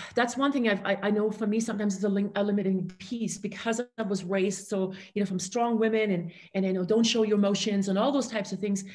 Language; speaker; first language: English; non-native, fluent; German